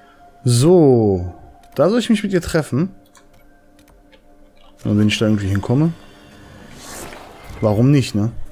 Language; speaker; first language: German; native; German